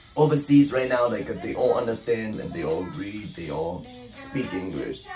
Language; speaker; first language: English; non-native, local second language; Cantonese